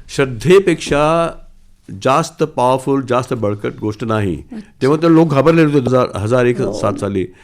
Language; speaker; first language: Marathi; non-native, local second language; Sindhi